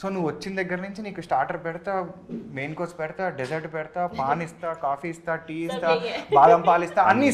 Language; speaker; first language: Telugu; native; Telugu